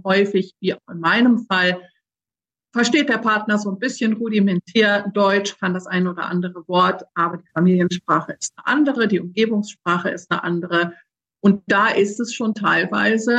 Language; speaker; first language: German; native; German